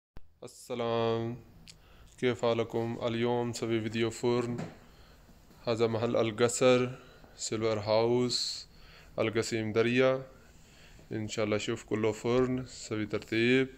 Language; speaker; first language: Arabic; non-native, learner; Urdu